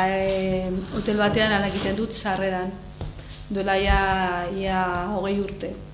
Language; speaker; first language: Basque; non-native, learner; Spanish